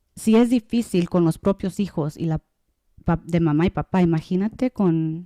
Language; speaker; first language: Spanish; early bilingual, heritage; Spanish